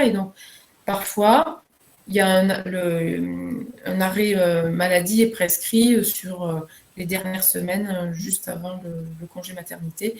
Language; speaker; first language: French; native; French